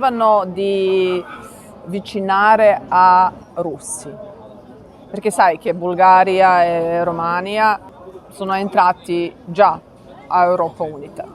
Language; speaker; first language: Italian; non-native, learner; Serbian